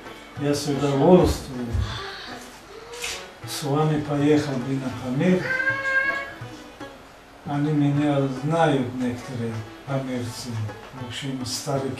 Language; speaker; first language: Russian; non-native, local second language; Tajik